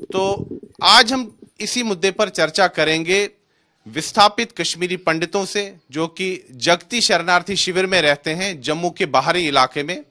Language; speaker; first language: Hindi; native; Hindi